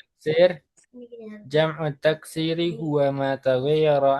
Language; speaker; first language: Arabic; non-native, learner; Indonesian